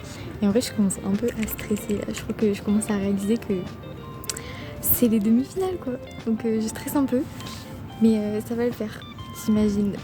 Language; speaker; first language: French; native; French